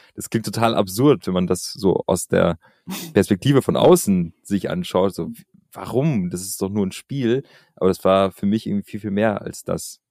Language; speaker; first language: German; early bilingual, other home language; Albanian